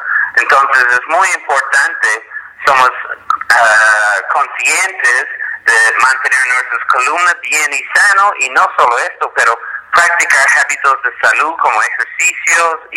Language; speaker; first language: Spanish; non-native, fluent; English